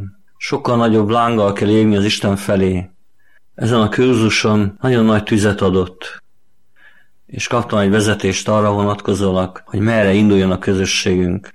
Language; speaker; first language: Hungarian; native; Hungarian